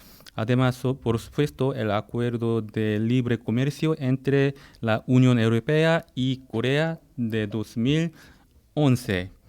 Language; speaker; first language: Spanish; non-native, fluent; Korean